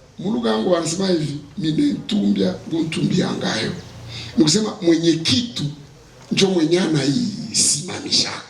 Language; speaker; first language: Swahili; non-native, local second language; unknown